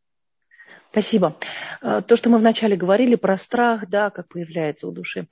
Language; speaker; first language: Russian; native; Russian